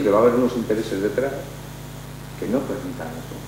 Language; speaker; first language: Spanish; native; Spanish